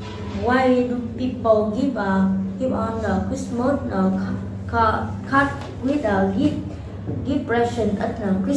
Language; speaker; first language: English; non-native, learner; Vietnamese